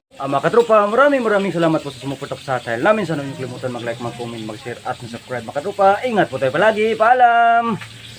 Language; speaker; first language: Filipino; native; Filipino